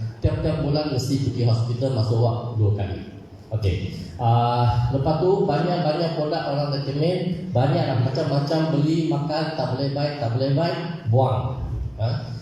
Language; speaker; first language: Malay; non-native, local second language; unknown